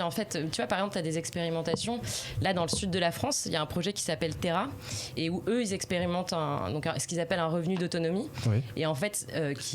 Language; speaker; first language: French; native; French